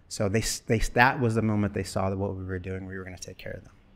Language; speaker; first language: English; native; English